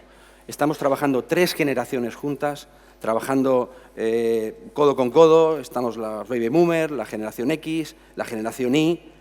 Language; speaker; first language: Spanish; native; Spanish